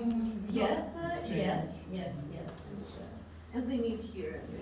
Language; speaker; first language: English; non-native, fluent; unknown